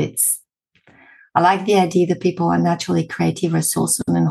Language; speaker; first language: English; non-native, fluent; French